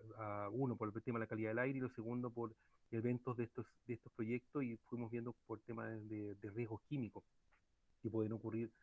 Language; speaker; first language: Spanish; native; Spanish